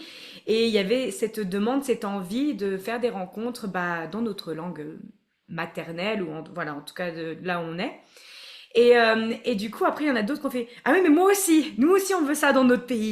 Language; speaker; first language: French; native; French